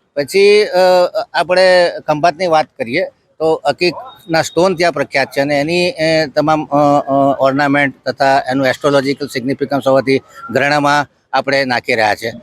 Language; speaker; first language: Gujarati; native; Gujarati